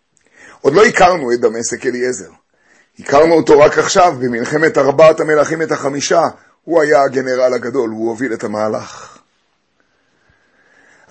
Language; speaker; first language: Hebrew; native; Hebrew